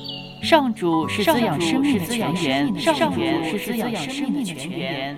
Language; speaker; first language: Chinese; native; Chinese